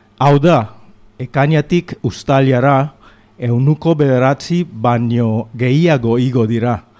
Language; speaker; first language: Basque; non-native, local second language; Spanish